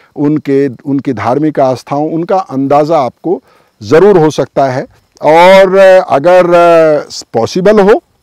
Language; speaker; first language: Hindi; native; Hindi